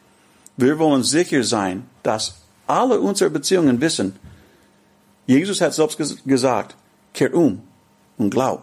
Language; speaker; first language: German; non-native, fluent; English